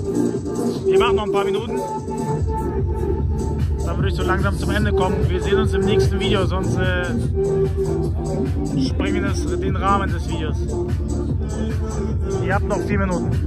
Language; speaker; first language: German; native; German